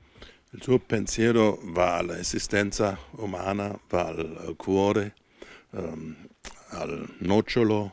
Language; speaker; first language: Italian; non-native, fluent; German